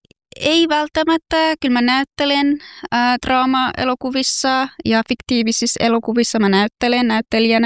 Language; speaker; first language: Finnish; non-native, fluent; Persian